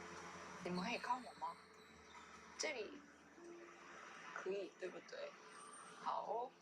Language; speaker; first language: Chinese; non-native, learner; Korean